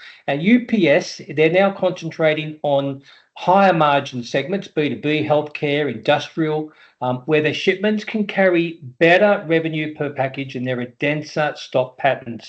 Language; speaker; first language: English; native; English